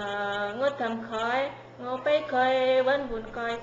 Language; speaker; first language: Cantonese; non-native, learner; Indonesian